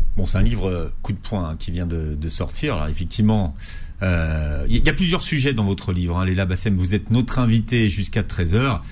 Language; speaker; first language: French; native; French